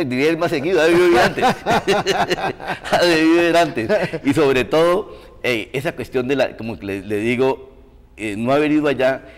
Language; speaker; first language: Spanish; native; Spanish